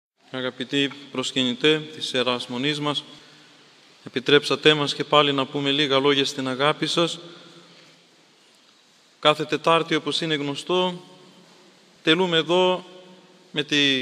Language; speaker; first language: Greek; native; Greek